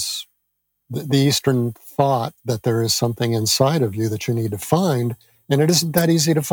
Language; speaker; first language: English; native; English